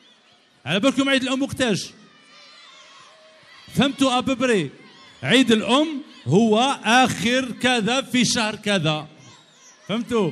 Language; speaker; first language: Arabic; native; Arabic